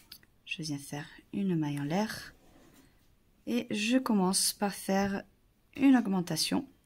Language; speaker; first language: French; native; French